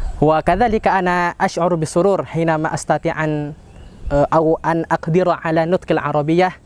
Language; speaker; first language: Arabic; non-native, fluent; Indonesian